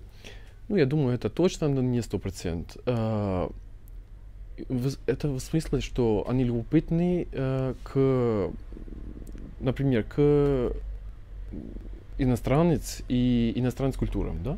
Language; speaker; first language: Russian; non-native, learner; Albanian